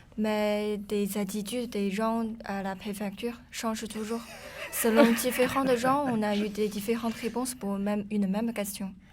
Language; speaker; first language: French; non-native, fluent; Chinese